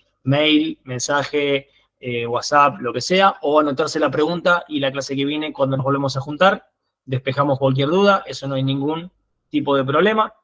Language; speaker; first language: Spanish; native; Spanish